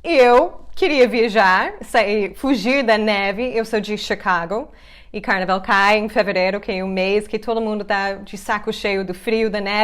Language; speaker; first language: Portuguese; non-native, fluent; English